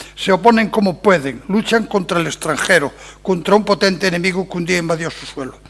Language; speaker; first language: Spanish; non-native, local second language; Galician